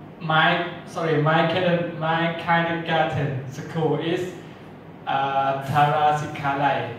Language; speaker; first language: English; non-native, learner; Thai